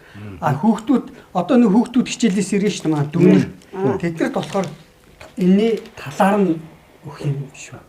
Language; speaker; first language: Mongolian; native; Mongolian